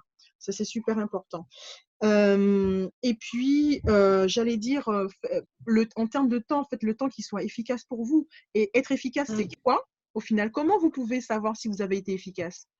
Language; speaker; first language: French; native; French